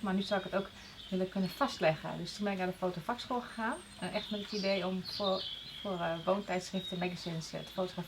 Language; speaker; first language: Dutch; native; Dutch